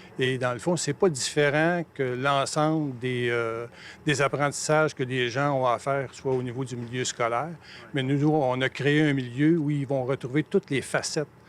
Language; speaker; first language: French; native; French